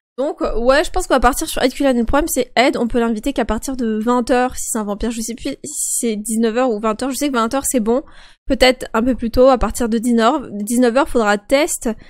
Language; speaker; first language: French; native; French